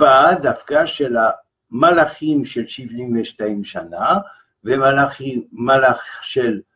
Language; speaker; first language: Hebrew; non-native, fluent; French